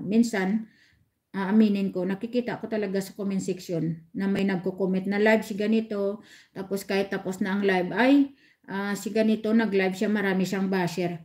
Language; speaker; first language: Filipino; non-native, local second language; Hiligaynon